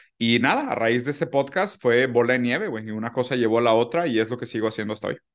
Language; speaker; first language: Spanish; early bilingual, other home language; Portuguese